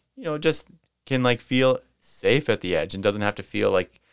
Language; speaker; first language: English; native; English